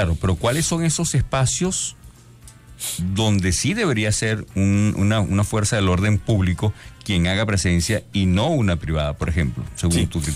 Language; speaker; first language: Spanish; native; Spanish